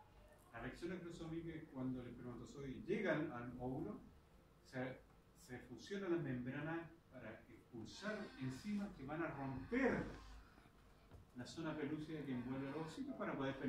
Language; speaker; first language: Spanish; native; Spanish